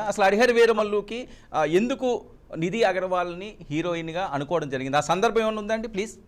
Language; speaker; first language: Telugu; native; Telugu